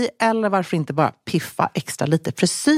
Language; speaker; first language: Swedish; native; Swedish